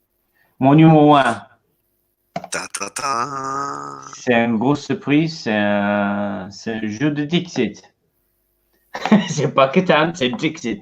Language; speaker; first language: French; non-native, learner; English